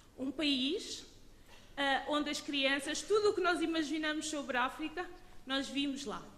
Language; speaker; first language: Portuguese; early bilingual, other home language; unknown